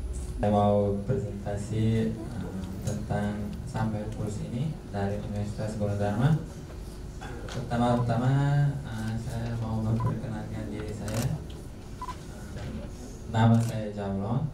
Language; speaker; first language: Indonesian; non-native, learner; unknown